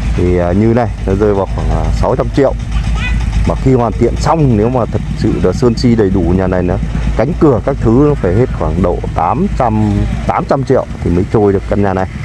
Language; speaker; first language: Vietnamese; non-native, local second language; Iu Mien